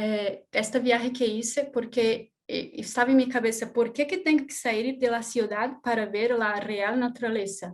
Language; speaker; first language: Spanish; non-native, learner; Portuguese